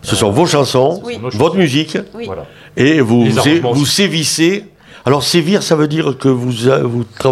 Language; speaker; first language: French; native; French